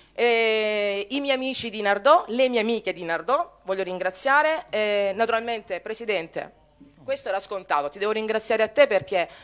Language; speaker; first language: Italian; native; Italian